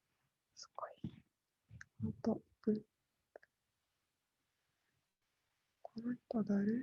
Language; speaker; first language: Japanese; non-native, fluent; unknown